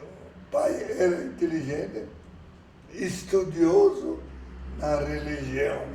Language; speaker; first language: Portuguese; early bilingual, other home language; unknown